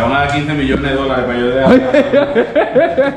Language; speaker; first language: Spanish; native; Spanish